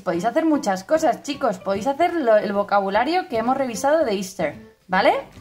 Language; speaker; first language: Spanish; native; Spanish